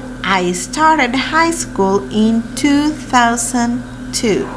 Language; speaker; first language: English; non-native, fluent; Spanish